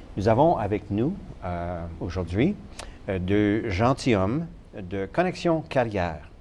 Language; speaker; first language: French; native; French